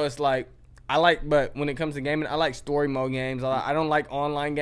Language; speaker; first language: English; native; English